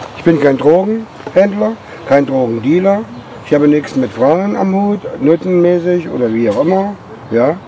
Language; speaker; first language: German; native; German